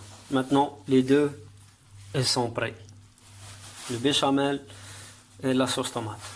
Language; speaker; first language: French; non-native, learner; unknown